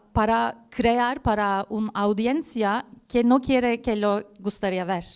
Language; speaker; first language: Spanish; non-native, fluent; Turkish